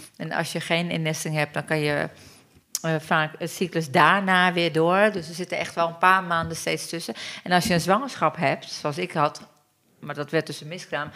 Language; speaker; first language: Dutch; early bilingual, other home language; Turkish